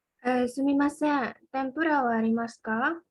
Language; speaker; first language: Japanese; non-native, learner; Indonesian